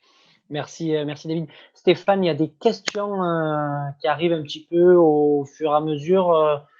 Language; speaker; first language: French; native; French